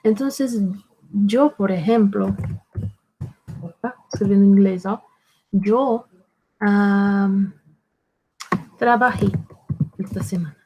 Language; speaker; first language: Spanish; non-native, fluent; Portuguese